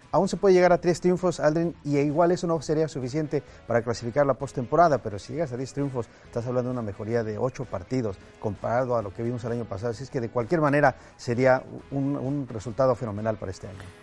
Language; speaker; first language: Spanish; native; Spanish